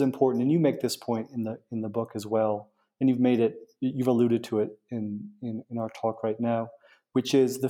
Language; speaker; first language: English; native; English